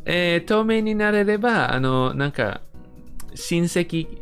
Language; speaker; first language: Japanese; non-native, fluent; English